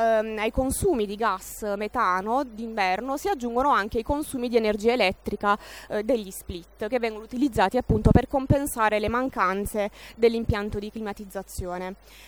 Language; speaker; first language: Italian; native; Italian